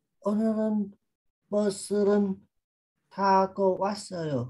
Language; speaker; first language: Korean; non-native, learner; Vietnamese